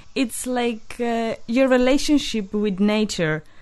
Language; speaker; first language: English; non-native, learner; Italian